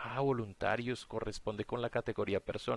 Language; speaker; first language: Spanish; native; Spanish